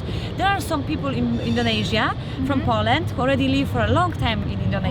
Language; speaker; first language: English; non-native, fluent; Polish